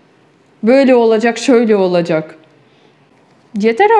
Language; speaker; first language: Turkish; non-native, fluent; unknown